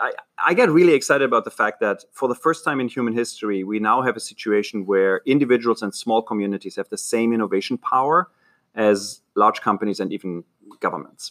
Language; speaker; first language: English; non-native, fluent; German